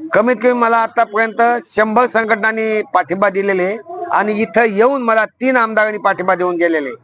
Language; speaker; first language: Marathi; non-native, local second language; Lambadi